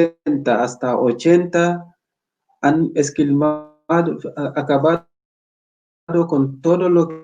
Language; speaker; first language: Spanish; non-native, fluent; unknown